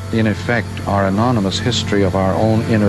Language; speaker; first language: English; native; English